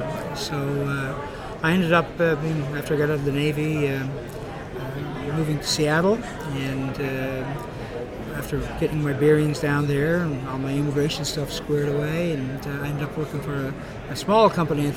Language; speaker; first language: English; native; English